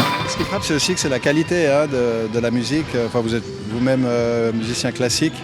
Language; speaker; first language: French; native; French